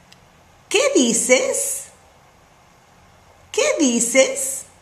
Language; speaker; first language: Spanish; non-native, fluent; English